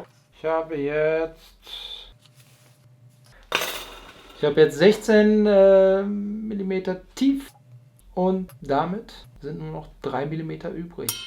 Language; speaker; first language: German; native; German